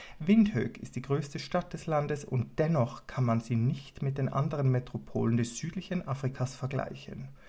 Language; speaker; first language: German; native; German